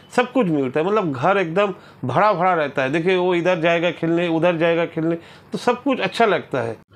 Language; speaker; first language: Hindi; non-native, local second language; Bangla